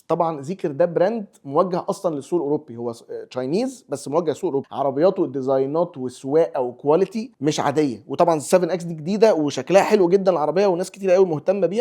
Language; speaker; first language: Arabic; native; Arabic